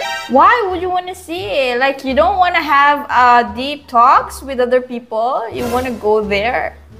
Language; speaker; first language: English; non-native, local second language; Filipino